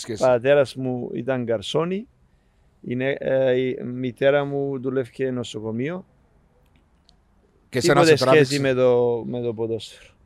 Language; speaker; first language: Greek; non-native, learner; Serbian